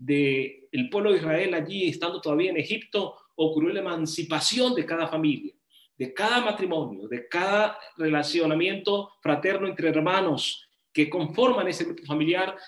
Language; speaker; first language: Spanish; native; Spanish